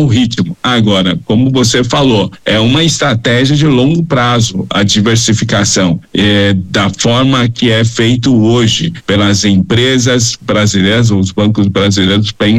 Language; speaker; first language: Portuguese; non-native, fluent; Chinese